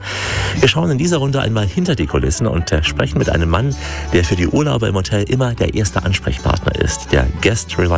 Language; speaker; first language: German; native; German